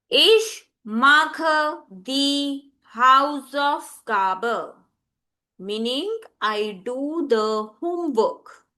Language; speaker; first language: German; non-native, learner; Hindi